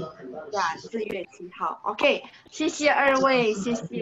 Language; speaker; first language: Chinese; non-native, fluent; Indonesian